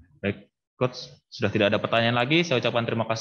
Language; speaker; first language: Indonesian; native; Indonesian